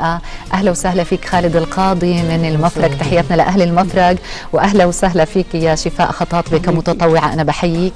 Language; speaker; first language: Arabic; native; Arabic